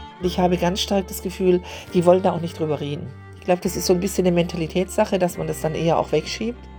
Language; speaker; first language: German; native; German